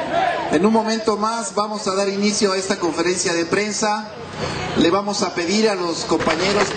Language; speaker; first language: Spanish; native; Spanish